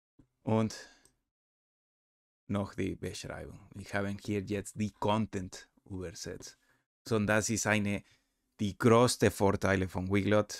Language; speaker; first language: German; non-native, learner; Spanish